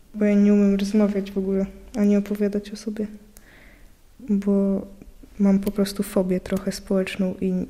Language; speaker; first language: Polish; native; Polish